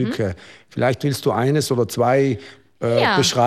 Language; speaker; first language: German; native; German